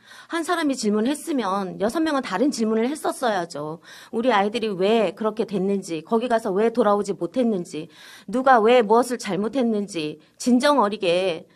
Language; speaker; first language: Korean; native; Korean